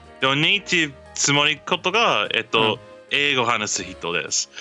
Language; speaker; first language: Japanese; non-native, learner; English